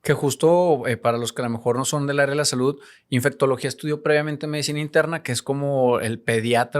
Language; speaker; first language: Spanish; native; Spanish